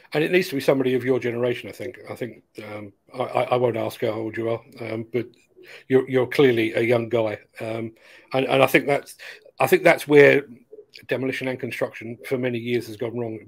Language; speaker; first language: English; native; English